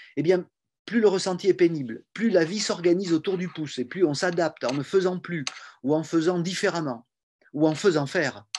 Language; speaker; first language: French; native; French